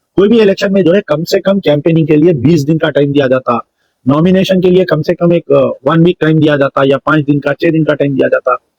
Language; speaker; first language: Hindi; non-native, local second language; Urdu